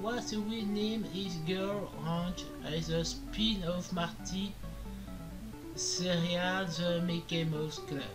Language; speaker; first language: English; non-native, learner; French